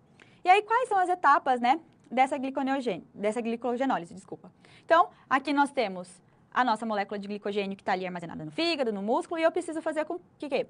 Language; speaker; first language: Portuguese; native; Portuguese